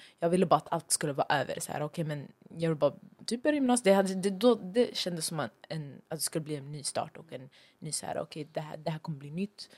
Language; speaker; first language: Swedish; early bilingual, other home language; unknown